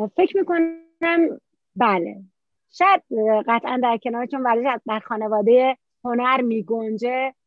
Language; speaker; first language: Persian; native; Persian